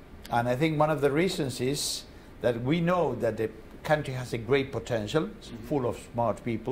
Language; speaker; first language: English; non-native, fluent; Spanish